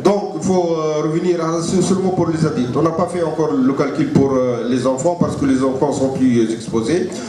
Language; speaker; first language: French; non-native, local second language; Arabic